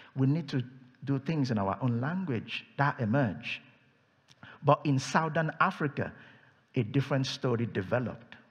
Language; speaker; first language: English; non-native, local second language; Yoruba